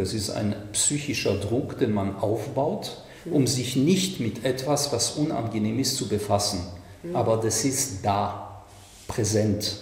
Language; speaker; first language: German; non-native, fluent; French